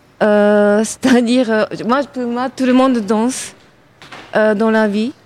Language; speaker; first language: French; non-native, fluent; Japanese